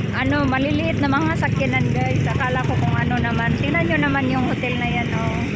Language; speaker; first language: Filipino; non-native, local second language; Cebuano